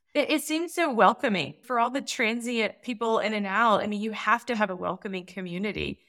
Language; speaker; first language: English; native; English